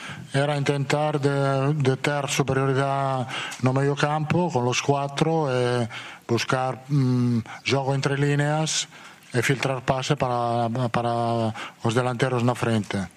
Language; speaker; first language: Portuguese; non-native, fluent; Italian